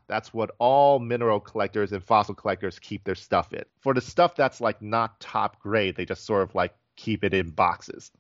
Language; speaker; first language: English; native; English